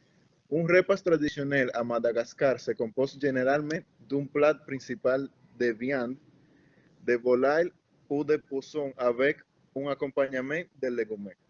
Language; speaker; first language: French; non-native, learner; Spanish